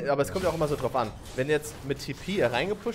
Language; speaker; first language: German; native; German